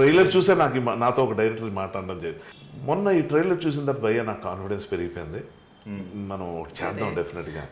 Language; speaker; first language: Telugu; native; Telugu